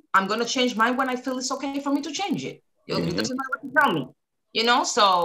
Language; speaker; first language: English; early bilingual, other home language; Spanish